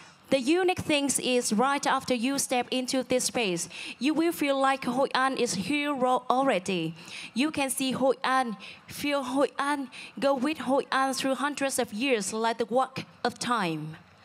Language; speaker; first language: English; non-native, fluent; Vietnamese